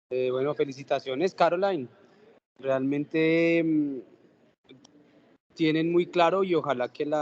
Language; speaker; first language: Spanish; native; Spanish